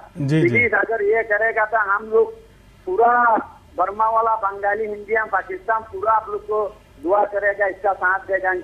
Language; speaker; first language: Hindi; non-native, learner; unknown